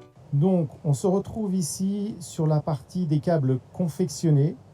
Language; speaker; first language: French; native; French